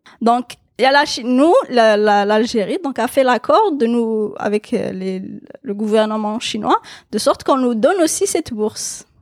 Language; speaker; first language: French; non-native, local second language; Kabyle